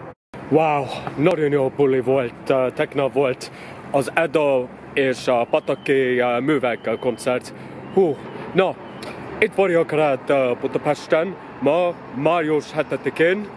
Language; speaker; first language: Hungarian; non-native, learner; English